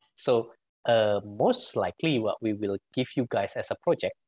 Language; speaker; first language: English; non-native, fluent; Indonesian